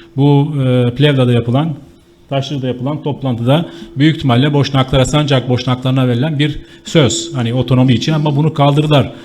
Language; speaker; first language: Turkish; native; Turkish